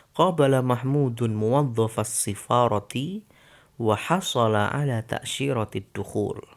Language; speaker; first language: Arabic; non-native, fluent; Indonesian